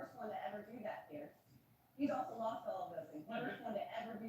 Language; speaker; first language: English; native; English